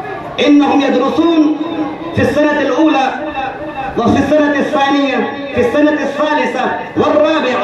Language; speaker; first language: Arabic; non-native, fluent; Urdu